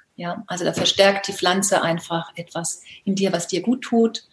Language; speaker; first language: German; native; German